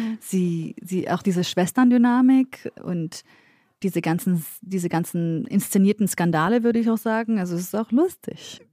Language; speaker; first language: German; early bilingual, other home language; Kurdish